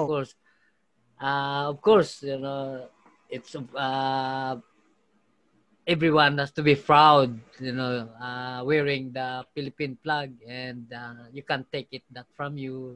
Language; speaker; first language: English; non-native, local second language; Filipino